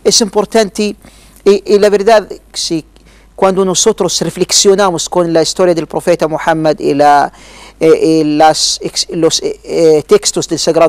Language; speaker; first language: Spanish; non-native, learner; Arabic